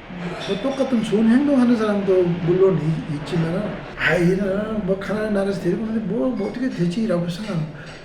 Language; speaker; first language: Korean; non-native, fluent; Nepali